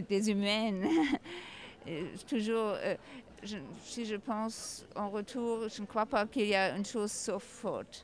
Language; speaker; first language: French; non-native, learner; German